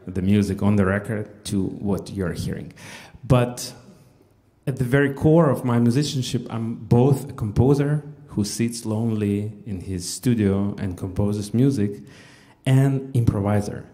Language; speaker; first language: English; non-native, fluent; Russian